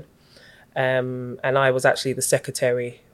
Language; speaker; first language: English; native; English